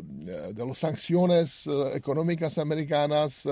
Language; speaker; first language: Spanish; non-native, learner; Czech